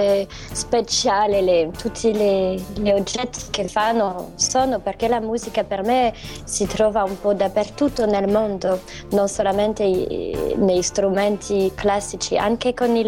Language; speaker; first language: Italian; non-native, fluent; French